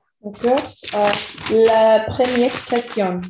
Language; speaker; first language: French; non-native, learner; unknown